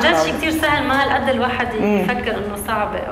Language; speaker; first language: Arabic; native; Arabic